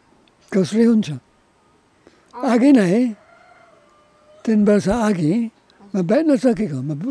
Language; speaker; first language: Nepali; non-native, learner; English